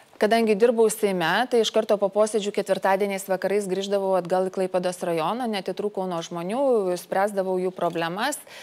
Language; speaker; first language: Lithuanian; native; Lithuanian